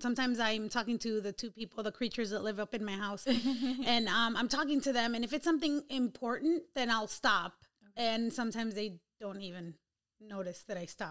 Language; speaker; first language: English; early bilingual, other home language; Spanish